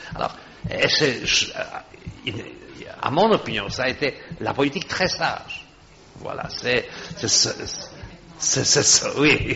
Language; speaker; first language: French; non-native, fluent; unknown